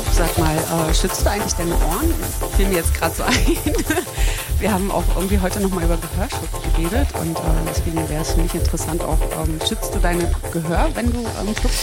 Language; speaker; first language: German; native; German